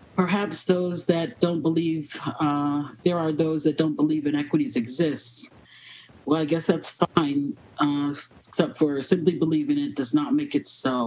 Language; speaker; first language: English; native; English